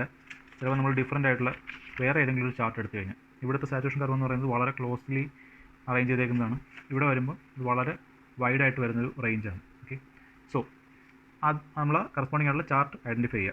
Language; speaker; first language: Malayalam; native; Malayalam